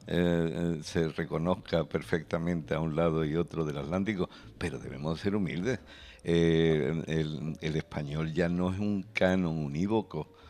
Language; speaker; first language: Spanish; native; Spanish